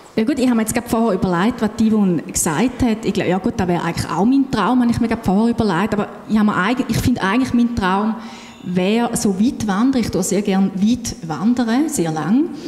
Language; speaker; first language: German; native; German